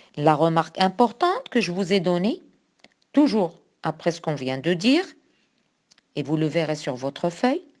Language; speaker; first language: French; non-native, local second language; Arabic